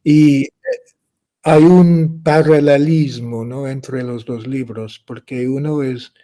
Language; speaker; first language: Spanish; non-native, fluent; English